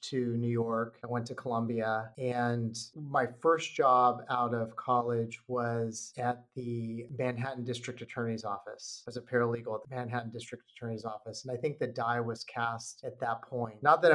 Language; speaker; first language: English; native; English